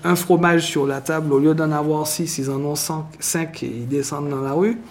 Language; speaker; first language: French; native; French